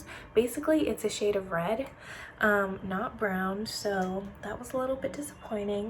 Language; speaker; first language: English; native; English